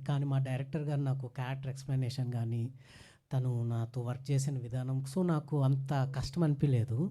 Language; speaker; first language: Telugu; native; Telugu